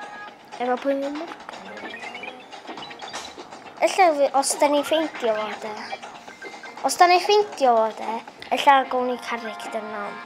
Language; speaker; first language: Welsh; native; Welsh